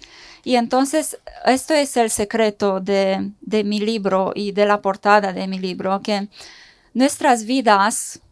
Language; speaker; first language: Spanish; non-native, fluent; Romanian